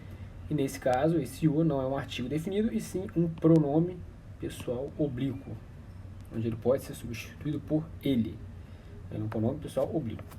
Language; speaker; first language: Portuguese; native; Portuguese